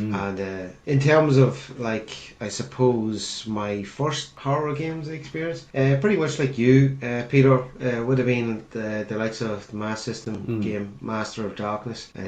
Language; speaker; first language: English; native; English